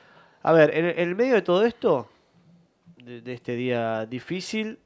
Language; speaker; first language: Spanish; native; Spanish